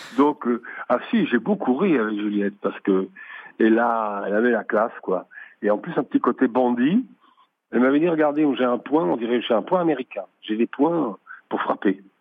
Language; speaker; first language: French; native; French